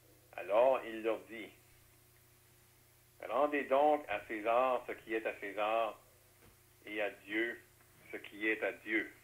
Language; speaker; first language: French; native; French